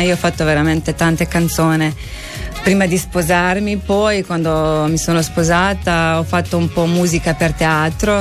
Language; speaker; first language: Italian; non-native, learner; Croatian